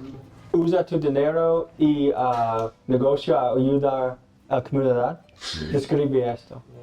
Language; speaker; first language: Spanish; non-native, learner; English